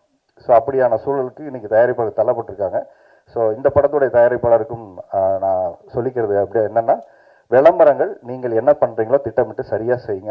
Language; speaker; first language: Tamil; native; Tamil